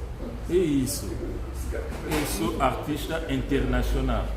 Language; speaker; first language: Portuguese; non-native, learner; Luba-Lulua